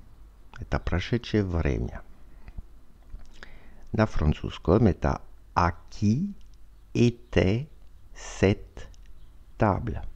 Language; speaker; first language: Russian; non-native, learner; French